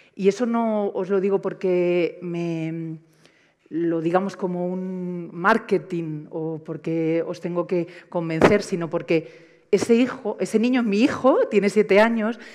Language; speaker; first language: Spanish; native; Spanish